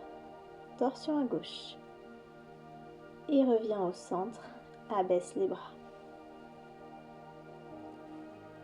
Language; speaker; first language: French; native; French